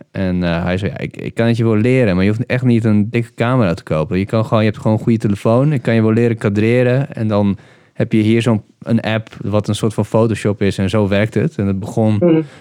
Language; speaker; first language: Dutch; early bilingual, other home language; Bulgarian